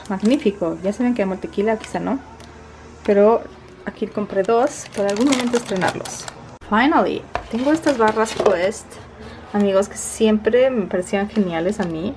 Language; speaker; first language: Spanish; native; Spanish